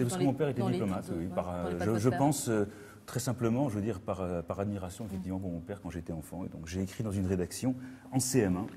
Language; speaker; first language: French; native; French